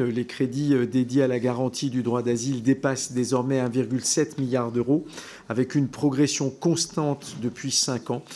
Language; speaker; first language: French; native; French